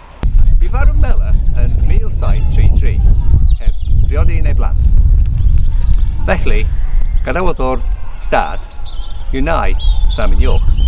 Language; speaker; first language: Welsh; non-native, learner; English